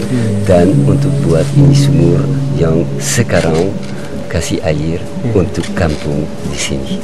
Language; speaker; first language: Indonesian; non-native, learner; French